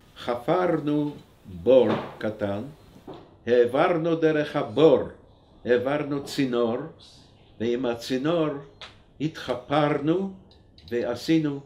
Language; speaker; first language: Hebrew; non-native, fluent; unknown